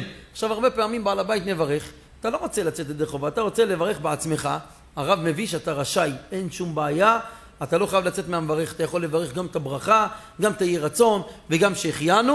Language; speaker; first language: Hebrew; native; Hebrew